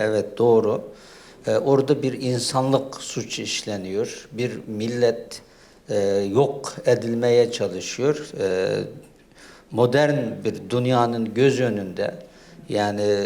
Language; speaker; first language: Turkish; non-native, fluent; Uyghur